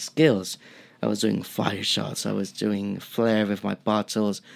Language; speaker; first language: English; non-native, fluent; Spanish